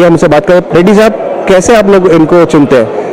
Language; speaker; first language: Hindi; native; Hindi